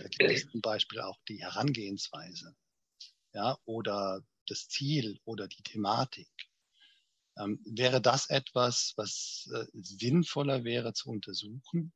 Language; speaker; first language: German; native; German